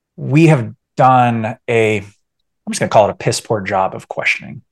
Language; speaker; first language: English; native; English